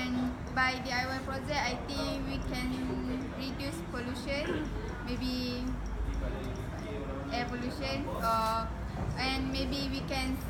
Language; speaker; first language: English; non-native, local second language; Malay